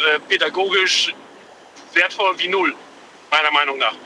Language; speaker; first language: German; native; German